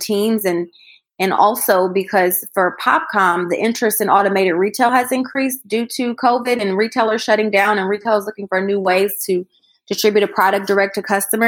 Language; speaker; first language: English; native; English